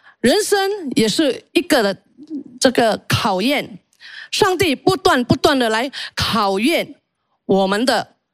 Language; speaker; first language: Chinese; early bilingual, heritage; Chinese